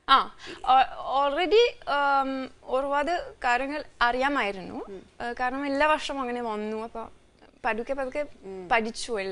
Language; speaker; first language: Malayalam; non-native, fluent; French